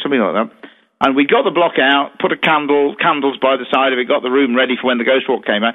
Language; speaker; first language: English; native; English